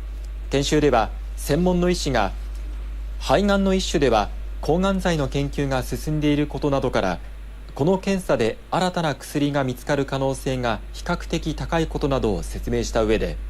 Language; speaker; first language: Japanese; native; Japanese